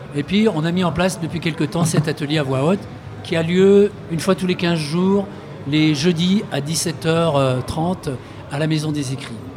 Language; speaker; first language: French; early bilingual, other home language; Arabic